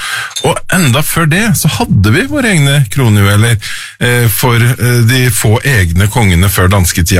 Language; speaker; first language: Norwegian; native; Norwegian